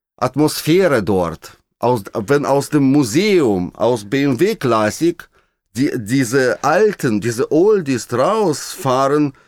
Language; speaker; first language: German; non-native, fluent; Russian